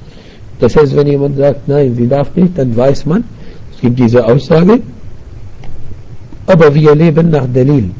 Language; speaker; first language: German; non-native, fluent; Arabic